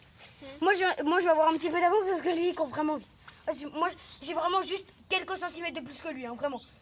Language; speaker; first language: French; native; French